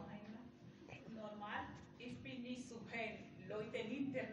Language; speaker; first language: German; non-native, learner; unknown